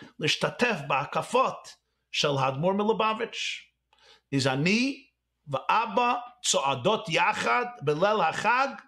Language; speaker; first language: Hebrew; early bilingual, heritage; Hebrew